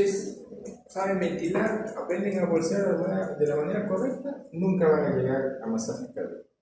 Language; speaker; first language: Spanish; native; Spanish